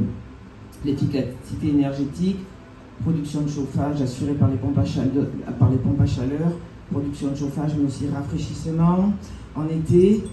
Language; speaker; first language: French; native; French